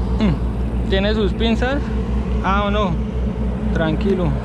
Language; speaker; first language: Spanish; native; Spanish